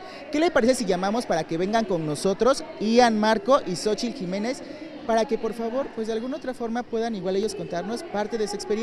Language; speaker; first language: Spanish; native; Spanish